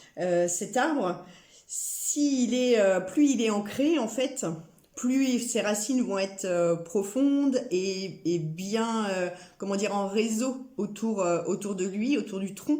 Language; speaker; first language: French; native; French